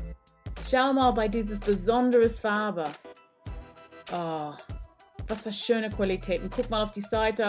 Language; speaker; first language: German; non-native, learner; English